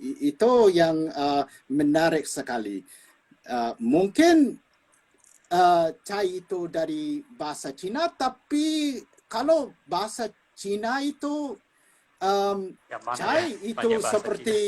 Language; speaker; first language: Indonesian; non-native, fluent; English